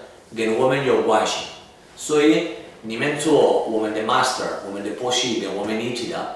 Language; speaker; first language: Chinese; non-native, fluent; Spanish